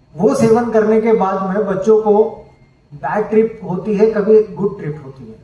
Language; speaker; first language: Hindi; non-native, local second language; Marathi